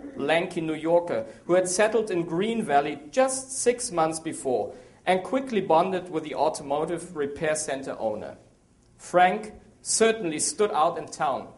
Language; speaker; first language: English; non-native, fluent; German